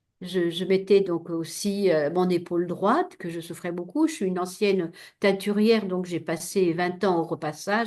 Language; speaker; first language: French; native; French